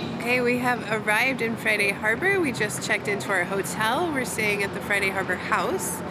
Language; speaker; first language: English; native; English